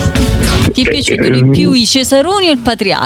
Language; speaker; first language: Italian; native; Italian